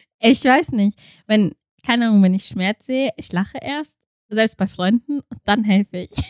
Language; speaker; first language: German; early bilingual, other home language; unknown